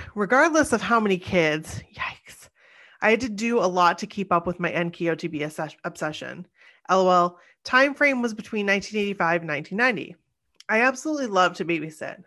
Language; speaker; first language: English; native; English